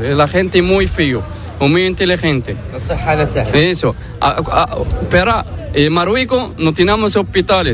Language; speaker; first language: Spanish; non-native, learner; Arabic